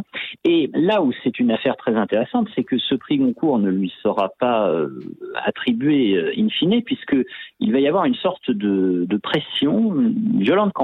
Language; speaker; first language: French; native; French